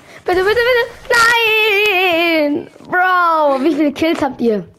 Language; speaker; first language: German; native; German